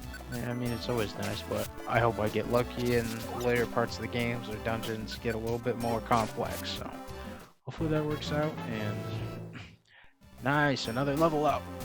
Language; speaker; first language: English; native; English